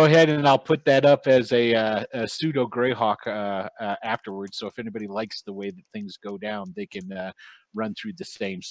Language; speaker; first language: English; native; English